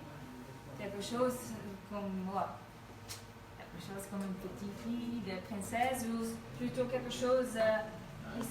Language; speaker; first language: French; non-native, fluent; Dutch